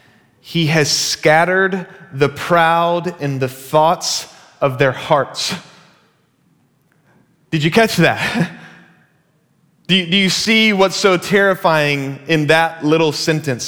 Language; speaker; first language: English; native; English